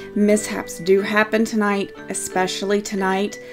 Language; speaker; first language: English; native; English